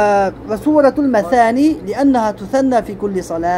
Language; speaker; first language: Arabic; non-native, fluent; Uyghur